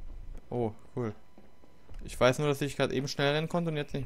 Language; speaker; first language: German; native; German